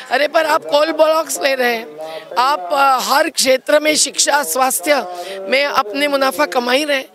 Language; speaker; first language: Hindi; non-native, local second language; Marathi